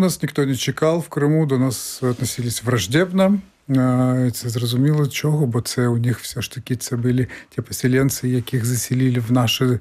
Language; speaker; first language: Ukrainian; non-native, fluent; Crimean Tatar